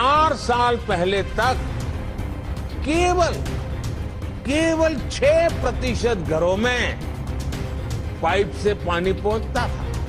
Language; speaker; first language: Hindi; non-native, local second language; Gujarati